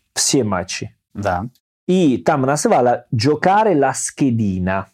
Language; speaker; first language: Russian; non-native, learner; Italian